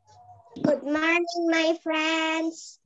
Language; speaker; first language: English; non-native, learner; Indonesian